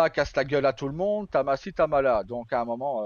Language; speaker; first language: French; native; French